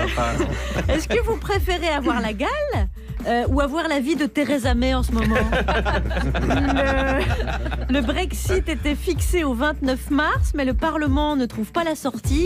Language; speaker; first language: French; native; French